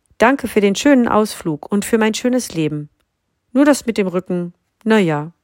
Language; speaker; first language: German; native; German